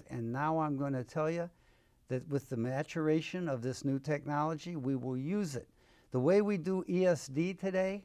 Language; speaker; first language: English; native; English